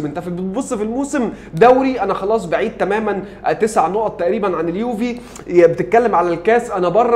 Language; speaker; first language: Arabic; native; Arabic